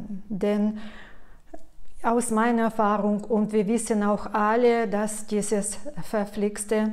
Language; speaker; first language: German; non-native, fluent; Russian